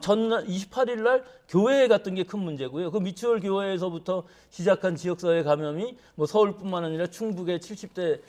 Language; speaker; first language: Korean; native; Korean